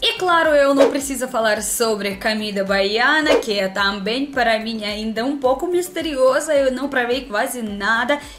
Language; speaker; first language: Portuguese; non-native, learner; Russian